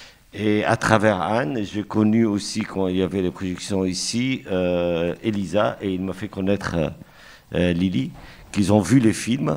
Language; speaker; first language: French; non-native, fluent; Arabic